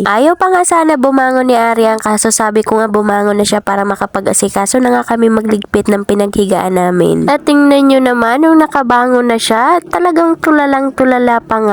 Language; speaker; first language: Filipino; native; Filipino